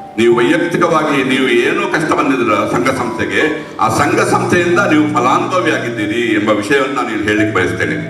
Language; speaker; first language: Kannada; non-native, local second language; Tulu